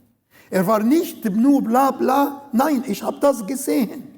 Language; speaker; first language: German; non-native, learner; Arabic